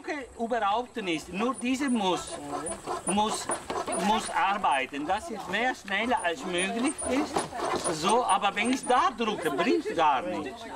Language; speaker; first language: German; non-native, learner; Italian